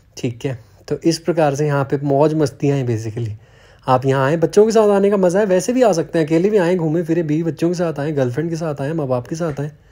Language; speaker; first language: Hindi; native; Hindi